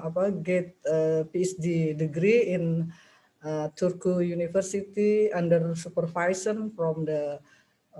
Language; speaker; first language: English; non-native, local second language; Indonesian